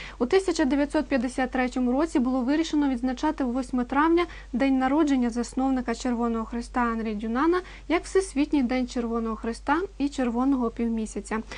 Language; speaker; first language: Ukrainian; native; Ukrainian